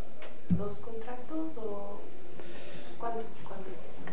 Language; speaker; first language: Spanish; early bilingual, heritage; Spanish